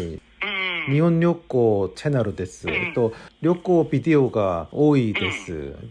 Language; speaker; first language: Japanese; non-native, learner; Korean